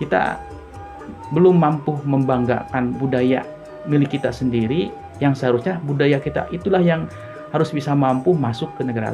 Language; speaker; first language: Indonesian; non-native, local second language; Sundanese